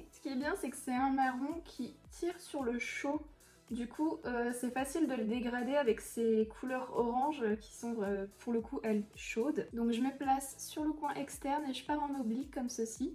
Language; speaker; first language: French; native; French